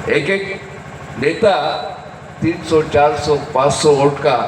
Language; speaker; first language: Hindi; non-native, local second language; Marathi